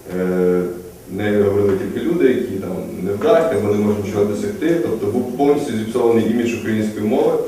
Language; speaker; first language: Ukrainian; native; Ukrainian